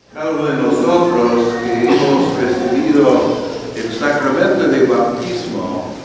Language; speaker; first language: Spanish; non-native, fluent; English